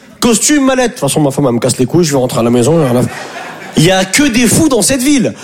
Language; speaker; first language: French; native; French